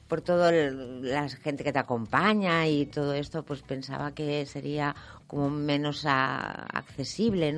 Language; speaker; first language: Spanish; non-native, local second language; Catalan